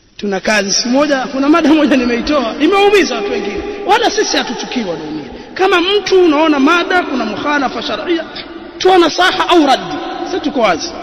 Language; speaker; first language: Swahili; native; Swahili